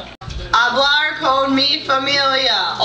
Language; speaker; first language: Spanish; non-native, learner; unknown